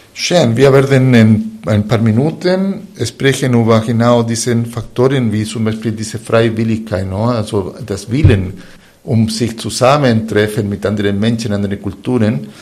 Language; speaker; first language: German; non-native, fluent; Spanish